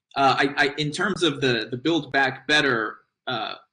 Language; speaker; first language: English; native; English